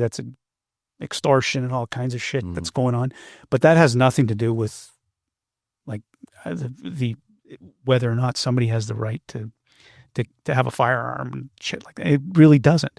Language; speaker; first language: English; native; English